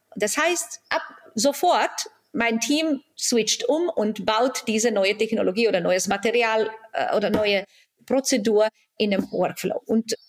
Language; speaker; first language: German; non-native, fluent; Romanian